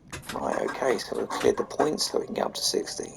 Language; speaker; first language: English; native; English